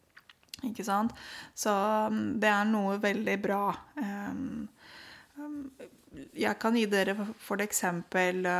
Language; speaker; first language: Norwegian; non-native, fluent; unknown